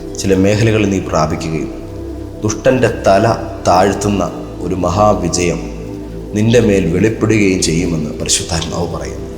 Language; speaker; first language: Malayalam; native; Malayalam